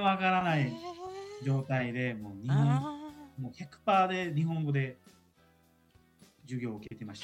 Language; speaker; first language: Japanese; non-native, fluent; Uzbek